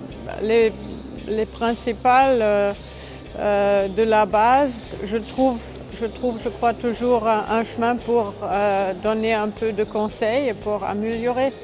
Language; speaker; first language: French; non-native, fluent; German